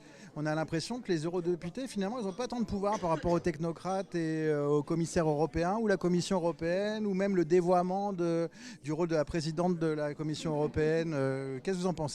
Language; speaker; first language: French; native; French